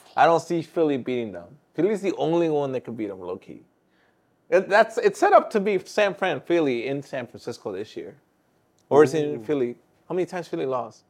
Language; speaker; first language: English; early bilingual, other home language; Spanish